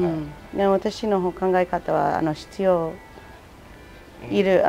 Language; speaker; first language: Japanese; non-native, learner; English